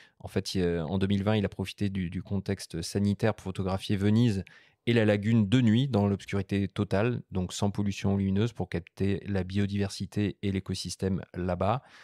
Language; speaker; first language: French; native; French